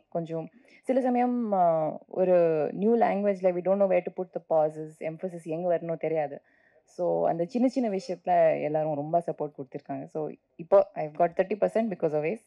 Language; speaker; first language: Tamil; non-native, learner; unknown